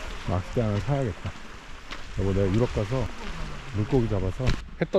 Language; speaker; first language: Korean; native; Korean